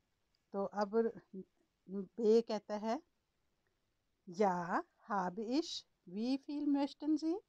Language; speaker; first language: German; non-native, learner; Urdu